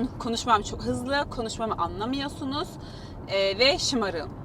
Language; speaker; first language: Turkish; native; Turkish